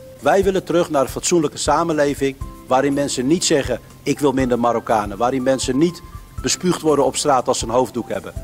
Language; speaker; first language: Dutch; early bilingual, other home language; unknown